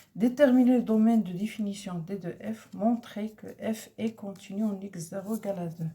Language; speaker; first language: French; non-native, local second language; Arabic